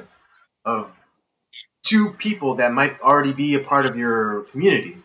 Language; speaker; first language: English; native; English